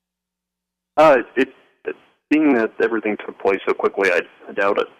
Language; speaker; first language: English; native; English